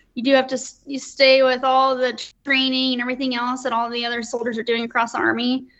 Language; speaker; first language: English; native; English